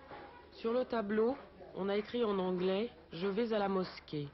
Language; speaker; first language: French; native; French